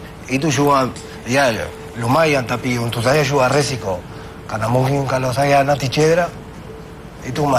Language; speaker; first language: Indonesian; non-native, fluent; Spanish